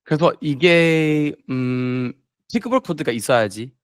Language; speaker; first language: Korean; non-native, fluent; English